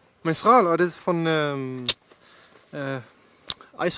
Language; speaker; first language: Dutch; non-native, learner; German